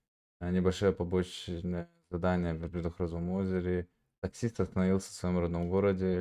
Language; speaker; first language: Russian; native; Russian